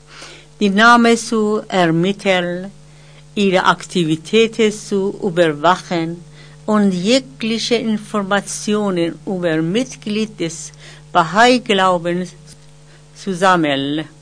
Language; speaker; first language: German; non-native, fluent; Persian